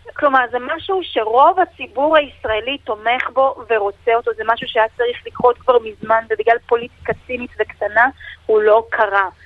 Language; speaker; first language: Hebrew; native; Hebrew